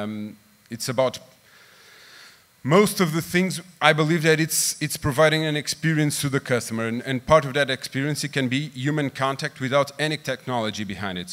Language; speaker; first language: English; non-native, fluent; Portuguese